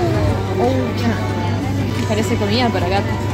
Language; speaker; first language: Spanish; non-native, fluent; French